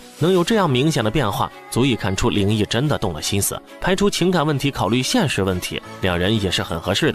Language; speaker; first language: Chinese; native; Chinese